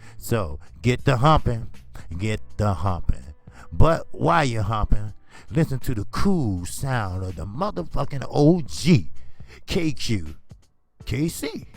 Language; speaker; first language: English; native; English